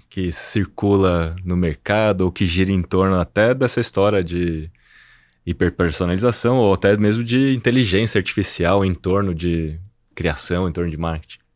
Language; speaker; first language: Portuguese; native; Portuguese